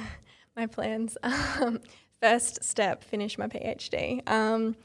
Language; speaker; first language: English; native; English